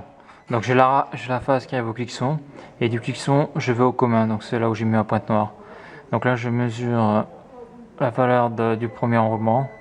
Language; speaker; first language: French; native; French